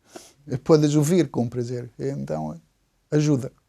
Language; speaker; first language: Portuguese; non-native, fluent; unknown